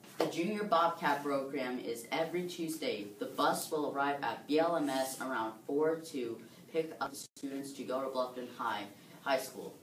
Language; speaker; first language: English; native; English